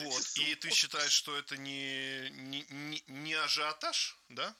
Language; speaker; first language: Russian; native; Russian